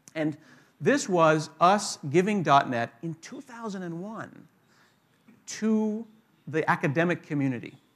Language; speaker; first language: English; native; English